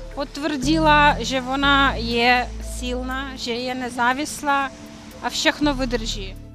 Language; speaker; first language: Czech; non-native, fluent; Ukrainian